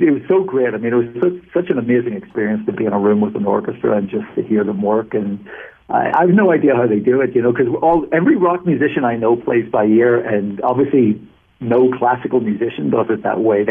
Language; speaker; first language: English; native; English